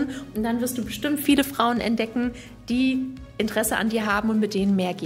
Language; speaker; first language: German; native; German